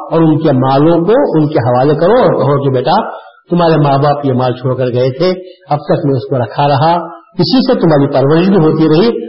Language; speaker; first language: Urdu; native; Urdu